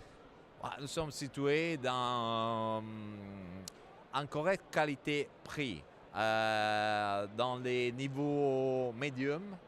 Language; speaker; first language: French; non-native, fluent; Italian